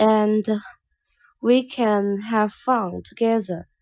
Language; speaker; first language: English; non-native, learner; Chinese